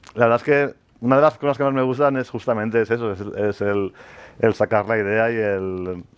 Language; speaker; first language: Spanish; native; Spanish